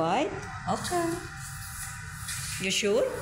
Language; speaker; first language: English; non-native, learner; Filipino